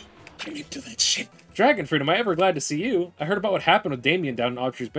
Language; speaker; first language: English; native; English